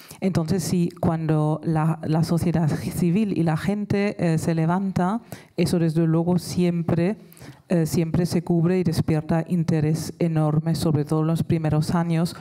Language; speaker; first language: Spanish; non-native, fluent; German